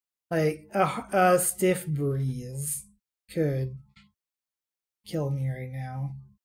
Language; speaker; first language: English; native; English